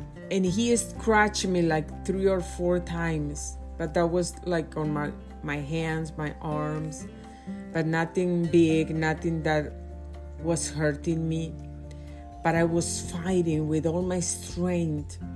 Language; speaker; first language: English; non-native, fluent; Spanish